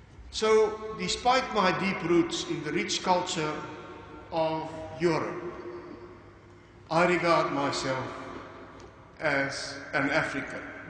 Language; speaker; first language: English; non-native, local second language; Afrikaans